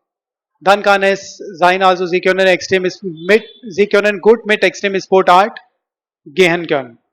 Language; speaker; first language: German; non-native, learner; Hindi